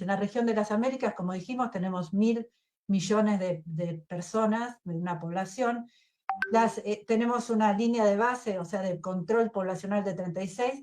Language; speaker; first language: Spanish; native; Spanish